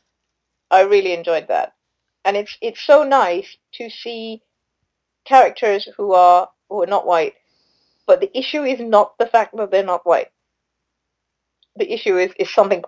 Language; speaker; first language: English; non-native, local second language; Sinhala